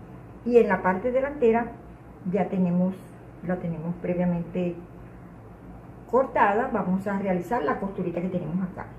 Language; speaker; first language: Spanish; native; Spanish